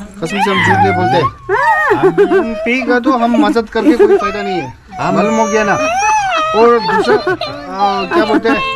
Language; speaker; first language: Hindi; non-native, local second language; Tibetan